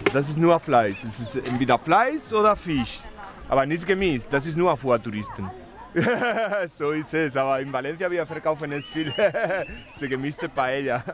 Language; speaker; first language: German; non-native, learner; Spanish